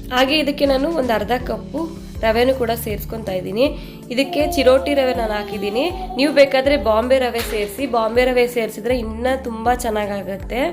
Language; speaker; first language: Kannada; native; Kannada